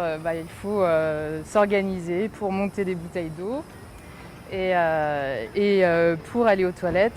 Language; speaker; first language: French; native; French